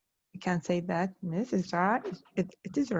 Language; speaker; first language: English; non-native, learner; Arabic